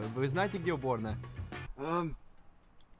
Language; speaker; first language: Russian; early bilingual, heritage; Russian